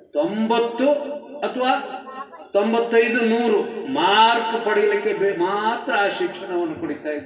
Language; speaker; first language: Kannada; native; Kannada